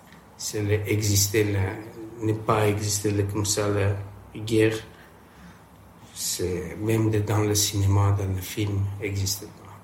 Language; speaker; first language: French; non-native, learner; Armenian